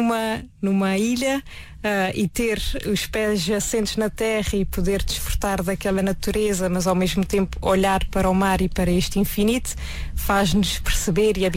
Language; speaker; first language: Portuguese; native; Portuguese